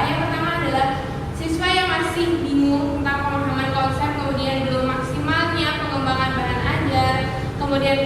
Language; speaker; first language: Indonesian; native; Indonesian